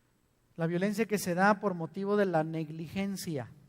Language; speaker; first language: Spanish; native; Spanish